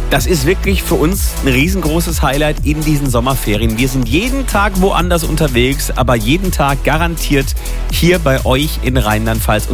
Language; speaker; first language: German; native; German